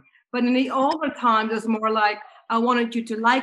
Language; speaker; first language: English; non-native, fluent; Dutch